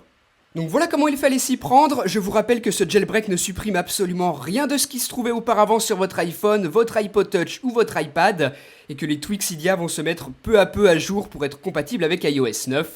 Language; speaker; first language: French; native; French